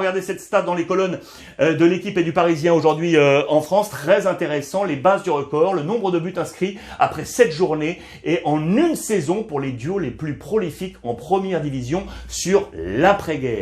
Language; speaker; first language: French; native; French